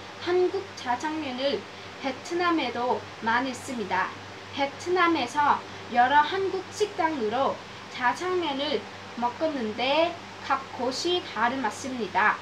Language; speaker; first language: Korean; non-native, learner; Vietnamese